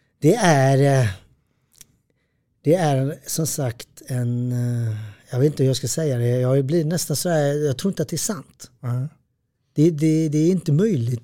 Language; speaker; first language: Swedish; early bilingual, other home language; Serbian